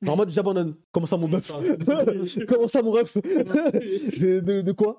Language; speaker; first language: French; native; French